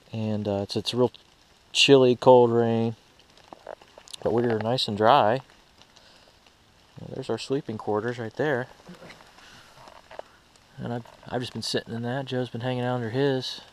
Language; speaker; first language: English; native; English